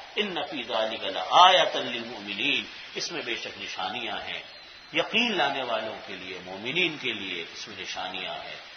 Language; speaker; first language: Urdu; native; Urdu